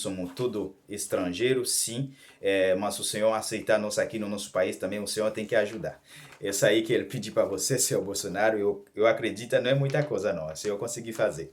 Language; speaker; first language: Portuguese; non-native, learner; Haitian Creole